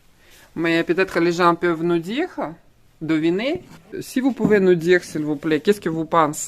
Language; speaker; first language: French; non-native, fluent; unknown